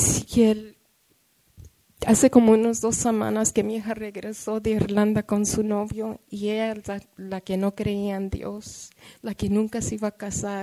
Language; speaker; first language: Spanish; early bilingual, heritage; Spanish